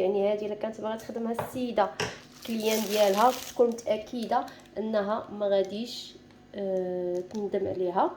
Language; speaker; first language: Arabic; native; Arabic